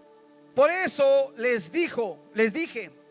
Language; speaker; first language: Spanish; native; Spanish